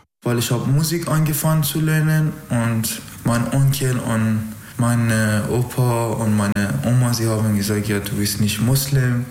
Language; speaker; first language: German; non-native, learner; Persian